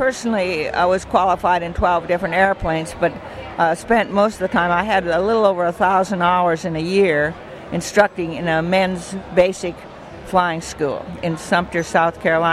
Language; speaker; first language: English; native; English